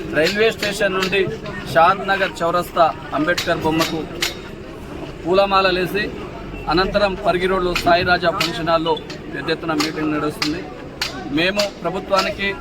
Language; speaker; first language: Telugu; non-native, local second language; Lambadi